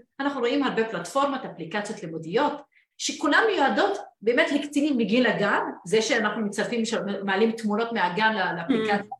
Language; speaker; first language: Hebrew; non-native, local second language; Arabic